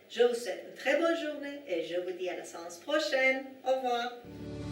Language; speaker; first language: French; non-native, fluent; Persian